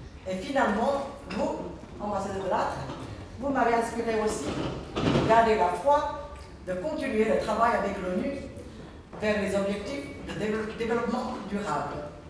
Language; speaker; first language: French; non-native, fluent; Chinese